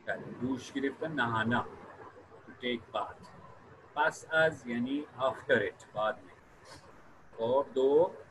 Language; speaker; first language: Persian; non-native, fluent; Urdu